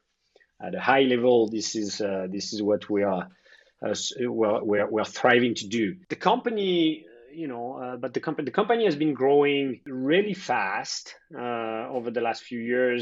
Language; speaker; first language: English; non-native, fluent; French